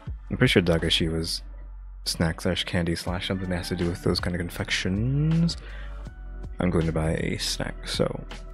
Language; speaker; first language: English; native; English